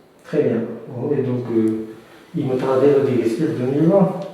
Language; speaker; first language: French; non-native, fluent; Japanese